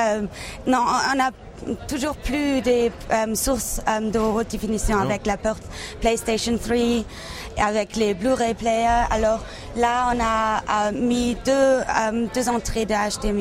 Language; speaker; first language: French; non-native, local second language; Dutch